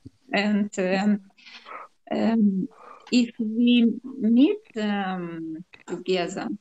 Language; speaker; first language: English; non-native, learner; Russian